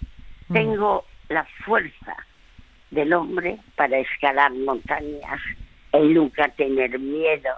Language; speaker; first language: Spanish; early bilingual, other home language; French